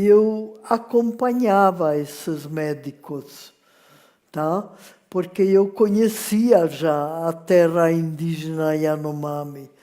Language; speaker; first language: Portuguese; non-native, fluent; French